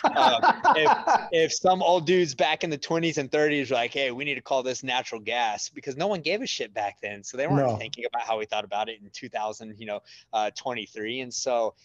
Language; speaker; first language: English; native; English